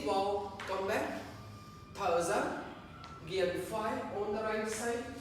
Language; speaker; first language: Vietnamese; non-native, learner; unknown